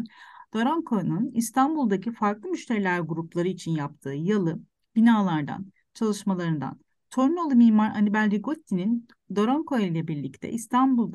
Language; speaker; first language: Turkish; native; Turkish